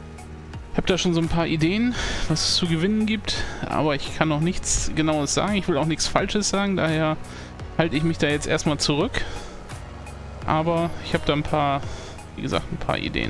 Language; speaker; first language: German; native; German